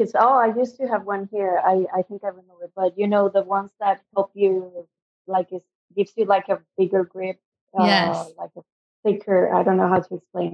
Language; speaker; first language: English; non-native, fluent; Spanish